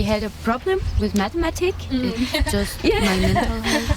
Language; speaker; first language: English; non-native, learner; Arabic